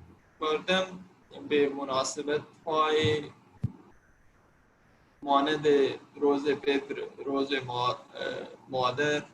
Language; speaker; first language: Persian; non-native, learner; Urdu